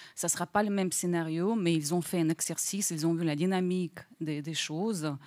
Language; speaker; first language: French; non-native, fluent; Russian